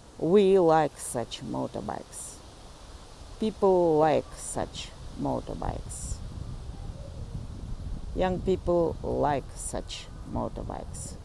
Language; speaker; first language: English; non-native, learner; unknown